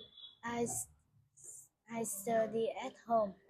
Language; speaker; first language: English; non-native, learner; Vietnamese